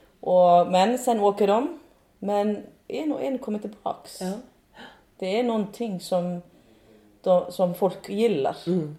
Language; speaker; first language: Swedish; non-native, fluent; Icelandic